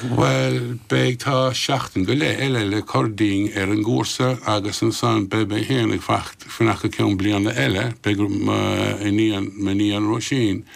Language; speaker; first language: Irish; non-native, local second language; English